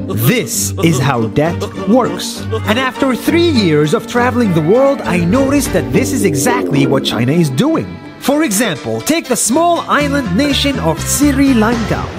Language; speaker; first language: English; non-native, fluent; Arabic